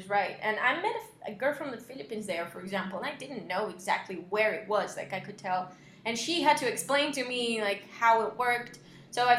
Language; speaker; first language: English; non-native, fluent; Spanish